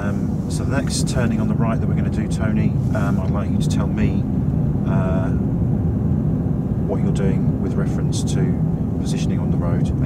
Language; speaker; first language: English; native; English